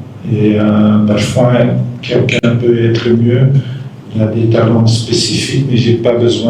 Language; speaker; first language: French; non-native, fluent; Dutch